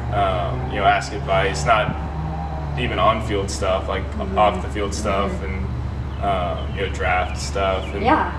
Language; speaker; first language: English; native; English